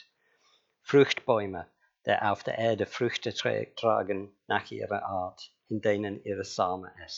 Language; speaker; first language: German; non-native, fluent; English